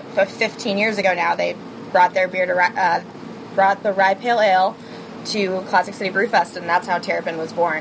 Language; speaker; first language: English; native; English